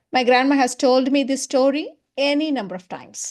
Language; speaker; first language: English; non-native, local second language; Tamil